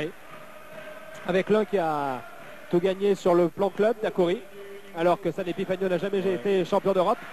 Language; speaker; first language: French; native; French